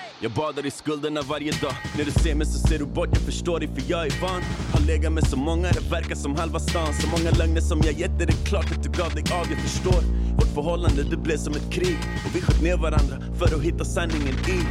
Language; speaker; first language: Swedish; native; Swedish